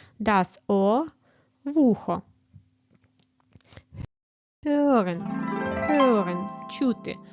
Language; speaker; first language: German; non-native, fluent; Ukrainian